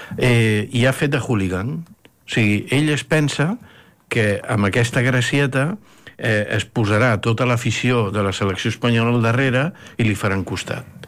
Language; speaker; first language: Catalan; native; Catalan